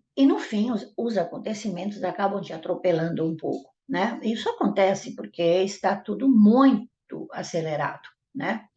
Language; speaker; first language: Portuguese; non-native, fluent; Italian